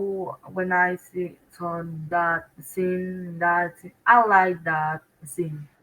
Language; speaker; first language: English; non-native, learner; Spanish